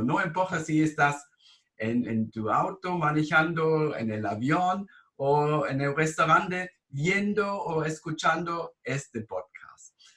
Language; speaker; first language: Spanish; non-native, fluent; German